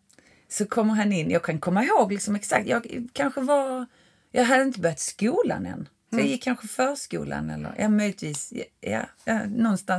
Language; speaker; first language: Swedish; native; Swedish